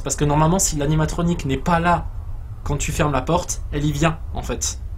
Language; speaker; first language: French; native; French